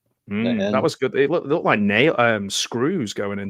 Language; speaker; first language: English; native; English